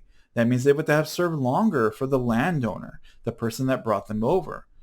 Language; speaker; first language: English; native; English